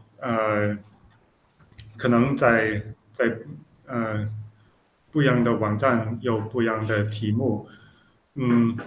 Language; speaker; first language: Chinese; non-native, learner; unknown